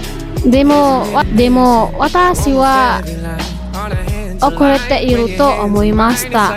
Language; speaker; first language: Japanese; non-native, learner; Indonesian